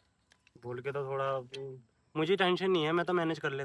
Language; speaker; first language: Hindi; non-native, local second language; Punjabi